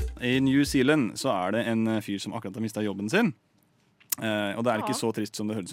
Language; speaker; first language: Norwegian; native; Norwegian